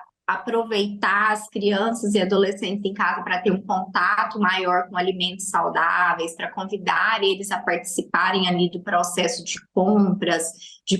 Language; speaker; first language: Portuguese; native; Portuguese